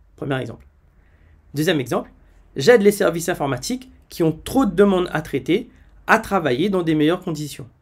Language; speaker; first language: French; native; French